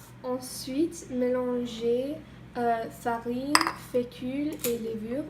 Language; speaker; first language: French; non-native, learner; English